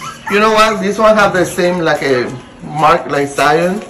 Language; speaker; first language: English; non-native, learner; Spanish